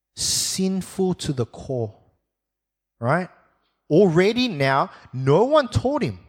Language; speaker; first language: English; native; English